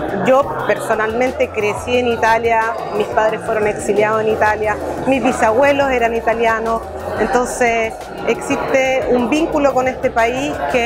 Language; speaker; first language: Spanish; early bilingual, heritage; Spanish